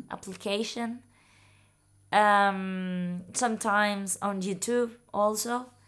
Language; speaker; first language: English; non-native, fluent; Spanish